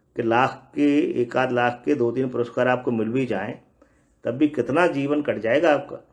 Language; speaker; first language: Hindi; native; Hindi